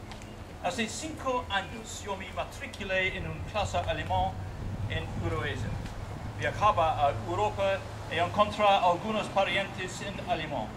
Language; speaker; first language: Spanish; non-native, learner; English